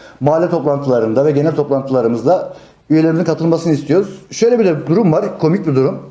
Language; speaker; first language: Turkish; native; Turkish